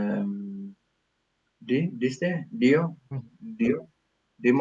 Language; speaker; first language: Spanish; non-native, learner; English